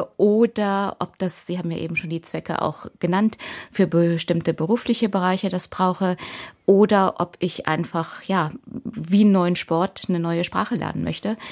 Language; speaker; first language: German; native; German